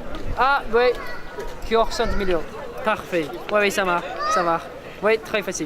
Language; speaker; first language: French; non-native, learner; English